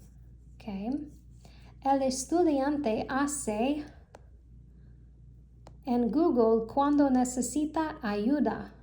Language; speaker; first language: Spanish; non-native, learner; English